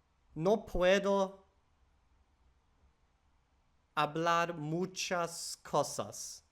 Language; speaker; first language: Spanish; non-native, learner; English